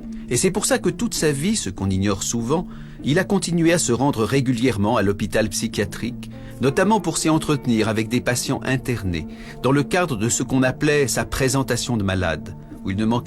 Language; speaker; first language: French; native; French